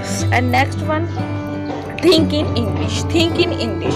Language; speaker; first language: English; non-native, learner; Hindi